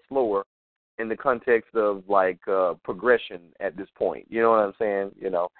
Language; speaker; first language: English; native; English